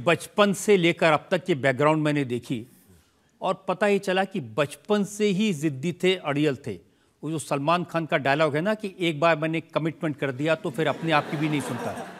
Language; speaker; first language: Hindi; native; Hindi